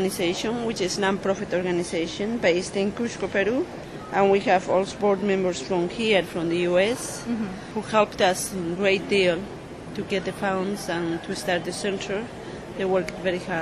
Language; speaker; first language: English; non-native, learner; Spanish